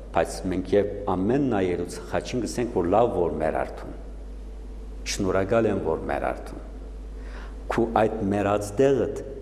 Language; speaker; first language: Armenian; early bilingual, heritage; Armenian